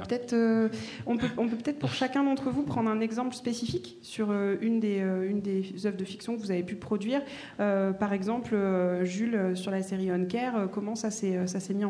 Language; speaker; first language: French; native; French